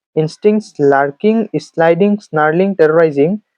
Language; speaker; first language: English; non-native, local second language; Assamese